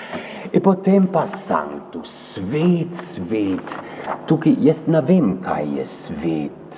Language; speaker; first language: Slovenian; early bilingual, heritage; French